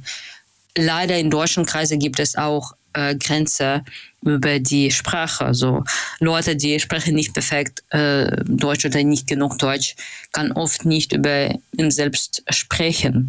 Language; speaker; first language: German; non-native, fluent; Russian